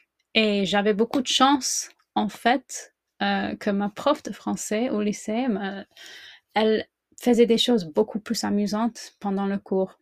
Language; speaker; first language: French; non-native, fluent; English